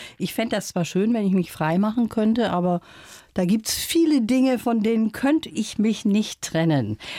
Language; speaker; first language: German; native; German